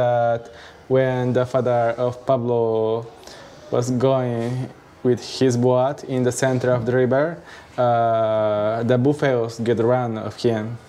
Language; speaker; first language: English; non-native, learner; Spanish